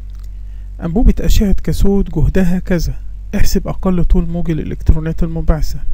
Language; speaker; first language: Arabic; native; Arabic